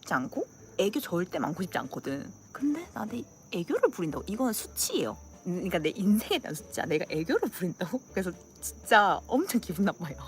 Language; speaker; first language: Korean; native; Korean